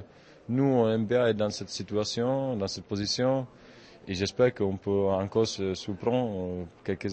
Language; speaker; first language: French; non-native, fluent; Czech